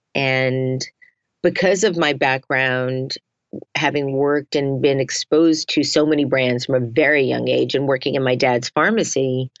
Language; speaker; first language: English; native; English